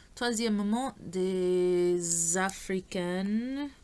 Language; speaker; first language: French; non-native, learner; English